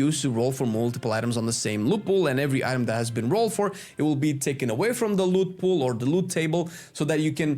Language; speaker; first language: English; native; English